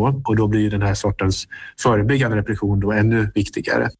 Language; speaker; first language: Swedish; native; Swedish